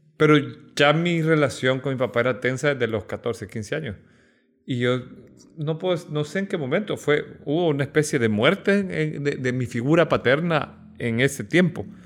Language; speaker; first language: Spanish; native; Spanish